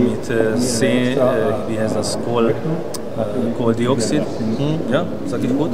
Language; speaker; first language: German; non-native, learner; Hungarian